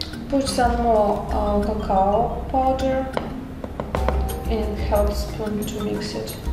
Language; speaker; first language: English; non-native, learner; Russian